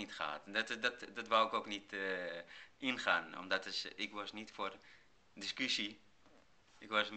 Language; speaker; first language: Dutch; non-native, learner; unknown